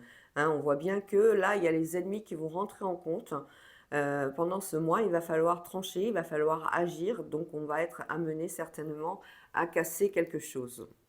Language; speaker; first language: French; native; French